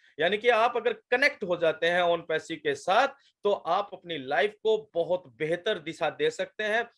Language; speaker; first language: Hindi; native; Hindi